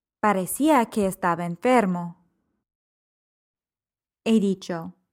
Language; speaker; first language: Spanish; non-native, fluent; English